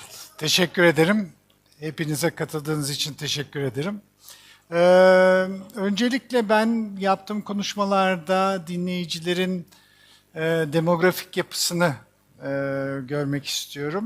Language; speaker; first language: Turkish; native; Turkish